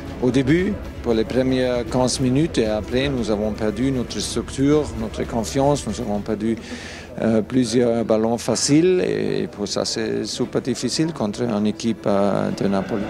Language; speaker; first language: French; non-native, fluent; German